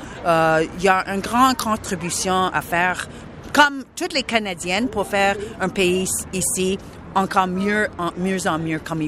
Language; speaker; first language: French; non-native, local second language; English